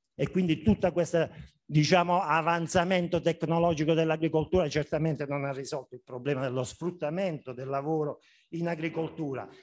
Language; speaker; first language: Italian; native; Italian